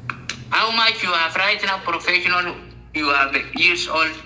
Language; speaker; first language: English; non-native, learner; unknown